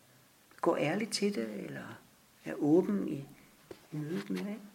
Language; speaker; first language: Danish; native; Danish